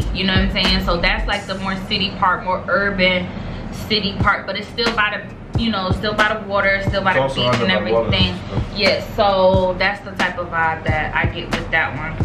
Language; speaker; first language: English; native; English